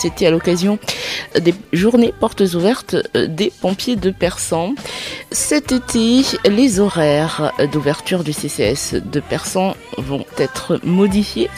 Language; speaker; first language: French; native; French